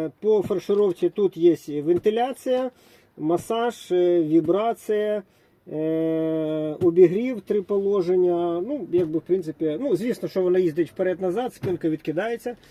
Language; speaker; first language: Ukrainian; non-native, local second language; Russian